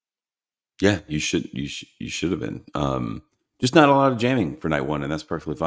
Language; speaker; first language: English; native; English